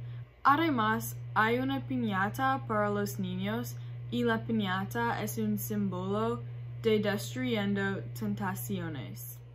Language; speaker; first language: Spanish; non-native, learner; English